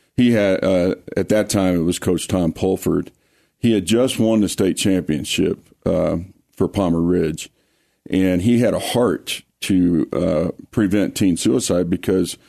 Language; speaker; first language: English; native; English